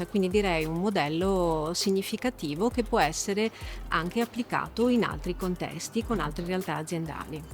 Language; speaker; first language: Italian; native; Italian